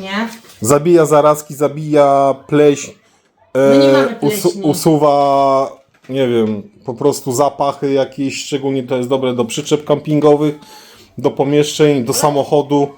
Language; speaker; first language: Polish; native; Polish